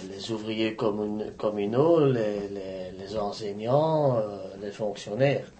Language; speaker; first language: French; native; French